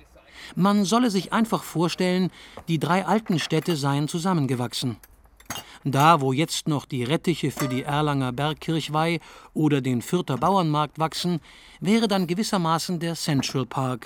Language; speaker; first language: German; native; German